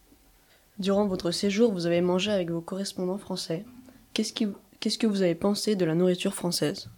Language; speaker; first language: French; native; French